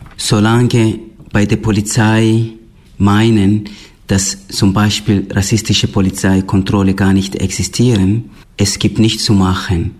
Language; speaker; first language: German; non-native, fluent; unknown